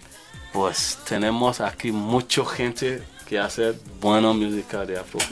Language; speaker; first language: Spanish; non-native, learner; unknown